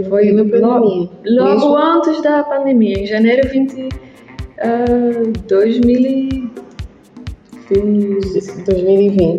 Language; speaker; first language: Portuguese; non-native, learner; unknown